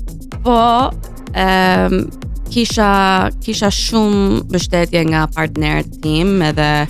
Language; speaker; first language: Albanian; early bilingual, heritage; Albanian